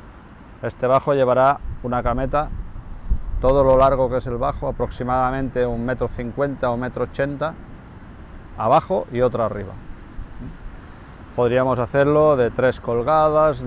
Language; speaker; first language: Spanish; native; Spanish